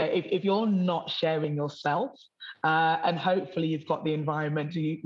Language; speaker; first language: English; native; English